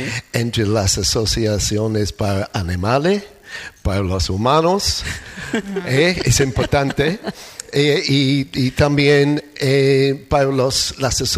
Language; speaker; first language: Spanish; non-native, fluent; English